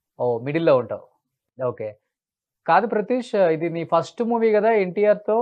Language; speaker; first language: Telugu; native; Telugu